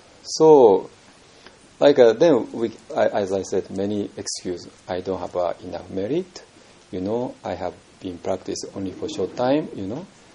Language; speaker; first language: English; non-native, fluent; Japanese